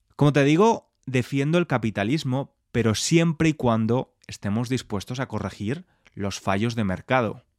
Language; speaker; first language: Spanish; native; Spanish